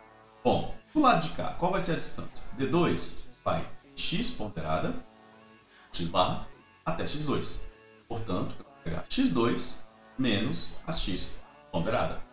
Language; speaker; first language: Portuguese; native; Portuguese